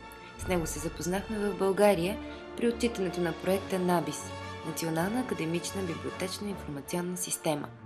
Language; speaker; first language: Bulgarian; native; Bulgarian